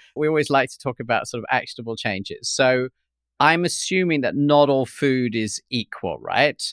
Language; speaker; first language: English; native; English